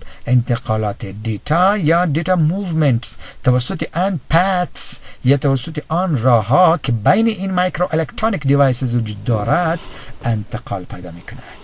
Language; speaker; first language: Persian; native; Persian